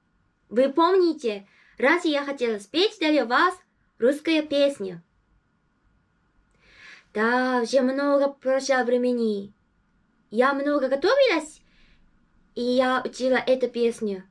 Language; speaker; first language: Russian; non-native, learner; Japanese